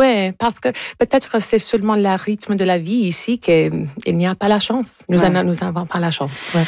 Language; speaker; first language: French; early bilingual, heritage; English